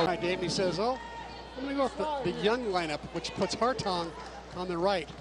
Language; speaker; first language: English; native; English